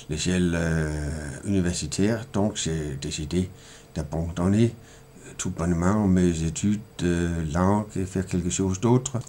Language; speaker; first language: French; non-native, fluent; Danish